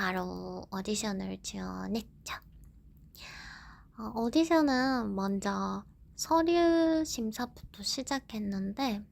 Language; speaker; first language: Korean; non-native, fluent; Japanese